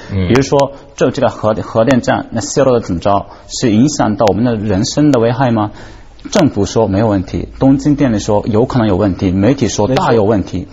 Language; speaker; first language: Chinese; non-native, fluent; Japanese